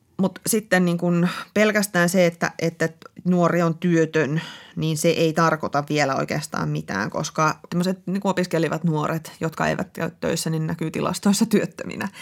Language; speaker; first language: Finnish; native; Finnish